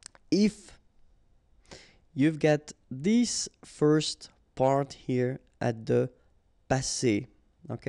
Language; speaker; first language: English; non-native, fluent; French